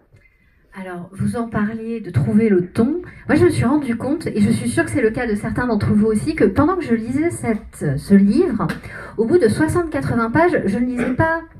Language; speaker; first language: French; native; French